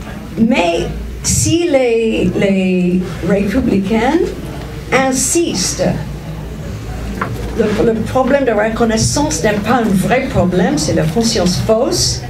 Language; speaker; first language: French; non-native, fluent; English